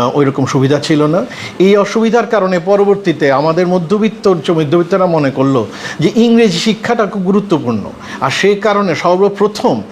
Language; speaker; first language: Bangla; native; Bangla